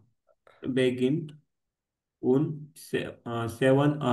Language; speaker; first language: German; non-native, learner; Marathi